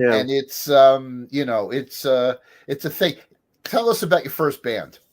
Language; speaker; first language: English; native; English